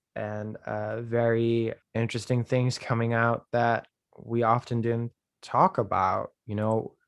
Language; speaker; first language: English; non-native, fluent; Dutch